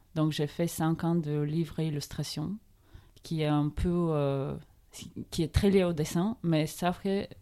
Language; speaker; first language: French; non-native, fluent; Bulgarian